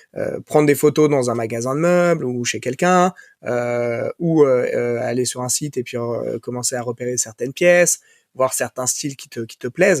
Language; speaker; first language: French; native; French